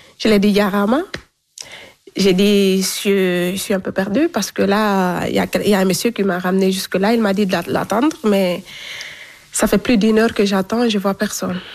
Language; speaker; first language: French; non-native, local second language; Fula